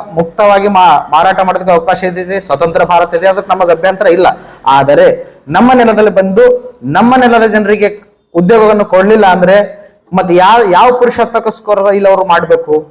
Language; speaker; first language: Kannada; native; Kannada